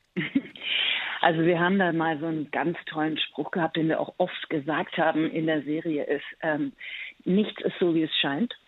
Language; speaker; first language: German; early bilingual, other home language; Persian